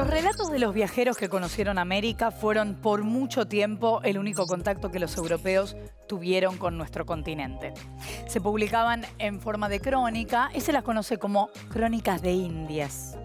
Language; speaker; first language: Spanish; native; Spanish